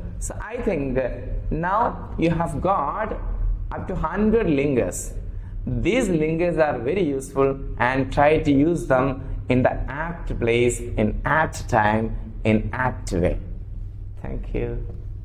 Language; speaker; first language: English; non-native, local second language; Malayalam